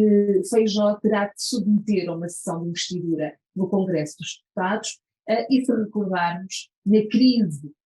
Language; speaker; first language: Portuguese; native; Portuguese